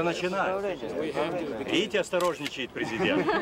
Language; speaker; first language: Russian; native; Russian